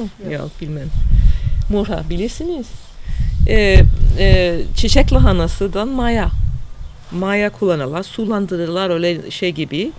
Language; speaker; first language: Turkish; non-native, fluent; English